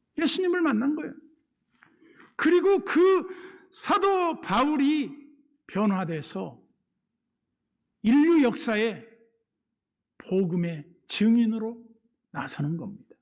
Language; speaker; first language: Korean; native; Korean